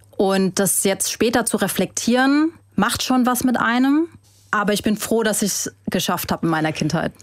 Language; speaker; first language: German; early bilingual, other home language; Vietnamese